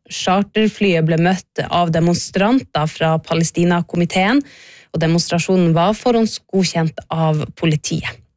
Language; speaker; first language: Norwegian; native; Norwegian